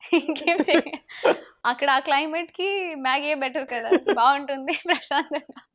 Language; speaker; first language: Telugu; non-native, local second language; Hindi